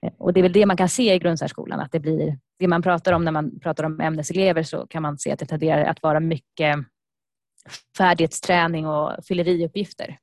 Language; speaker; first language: Swedish; native; Swedish